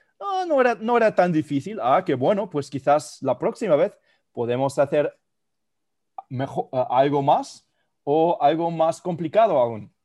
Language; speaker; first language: Spanish; non-native, fluent; German